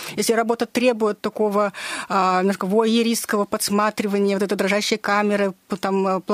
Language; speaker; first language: Russian; native; Russian